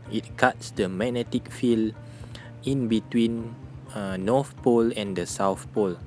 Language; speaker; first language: English; non-native, local second language; Malay